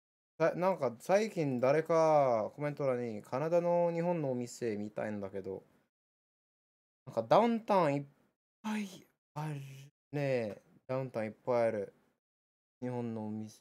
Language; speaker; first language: Japanese; early bilingual, heritage; Japanese